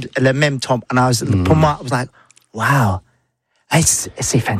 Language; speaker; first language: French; non-native, learner; English